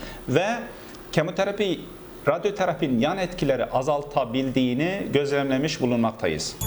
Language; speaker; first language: Turkish; native; Turkish